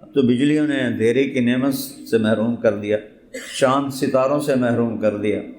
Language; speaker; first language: Urdu; non-native, local second language; Punjabi